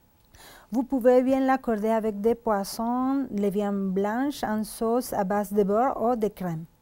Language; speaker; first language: French; non-native, fluent; Spanish